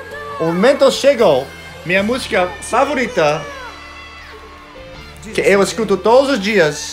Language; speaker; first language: Portuguese; non-native, fluent; English